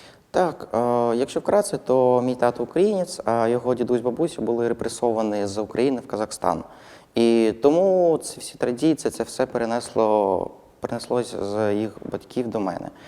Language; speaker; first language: Ukrainian; non-native, fluent; Russian